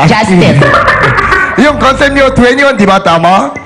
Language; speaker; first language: Filipino; non-native, fluent; Korean